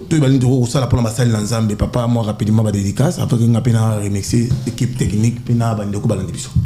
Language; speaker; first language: Lingala; native; Lingala